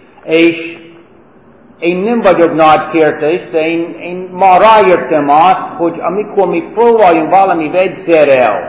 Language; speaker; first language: Hungarian; non-native, fluent; English